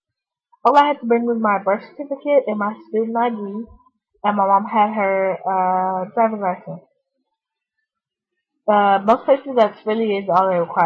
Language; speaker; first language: English; native; English